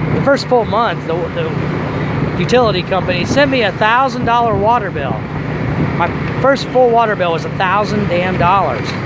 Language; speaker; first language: English; native; English